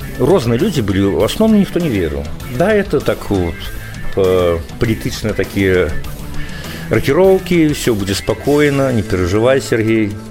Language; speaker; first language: Russian; non-native, local second language; Belarusian